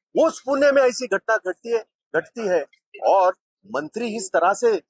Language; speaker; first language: Hindi; non-native, local second language; Marathi